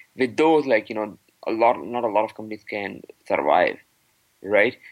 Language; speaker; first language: English; non-native, local second language; Urdu